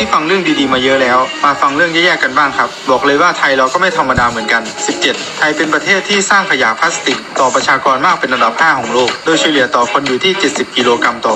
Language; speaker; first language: Thai; native; Thai